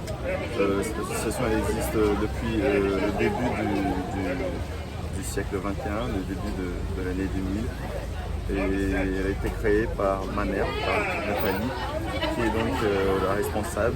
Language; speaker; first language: French; non-native, fluent; Portuguese